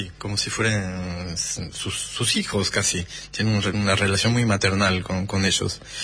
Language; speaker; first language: Spanish; non-native, fluent; French